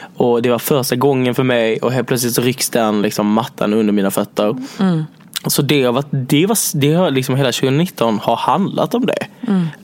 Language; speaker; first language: Swedish; native; Swedish